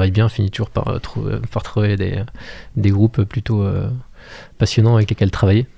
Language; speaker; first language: French; native; French